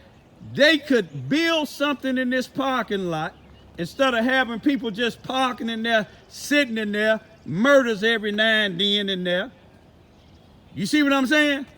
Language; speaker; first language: English; native; English